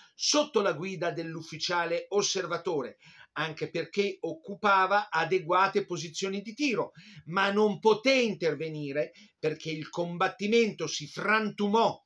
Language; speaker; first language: Italian; native; Italian